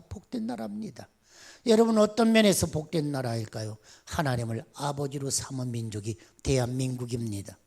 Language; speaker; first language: Korean; native; Korean